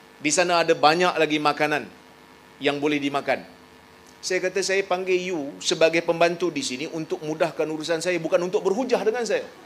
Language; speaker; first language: Malay; native; Malay